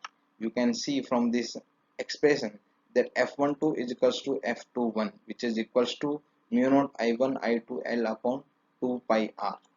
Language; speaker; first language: English; non-native, local second language; Hindi